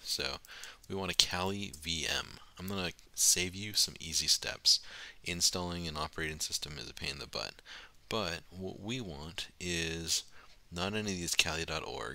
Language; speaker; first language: English; native; English